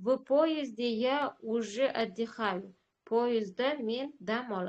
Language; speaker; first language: Russian; non-native, learner; Uzbek